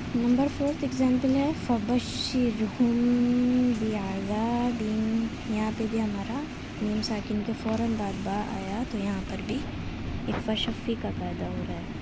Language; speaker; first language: Urdu; native; Urdu